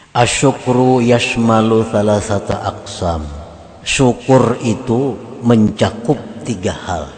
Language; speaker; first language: Indonesian; non-native, local second language; Banjar